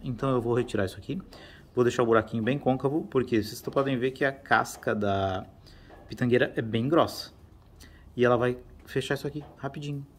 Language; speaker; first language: Portuguese; native; Portuguese